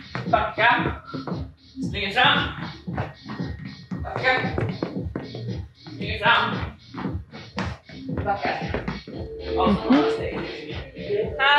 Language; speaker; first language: Swedish; native; Swedish